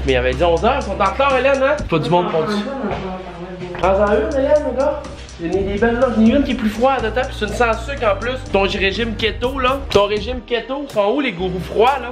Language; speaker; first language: French; native; French